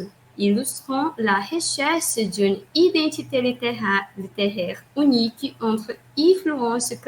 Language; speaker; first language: French; non-native, learner; Portuguese